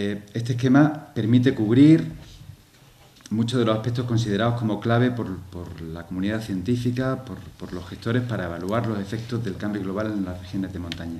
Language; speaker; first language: Spanish; native; Spanish